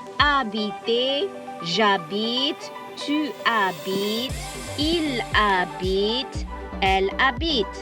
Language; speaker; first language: French; non-native, learner; Malay